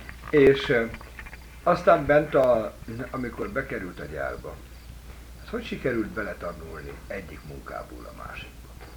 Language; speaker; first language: Hungarian; native; Hungarian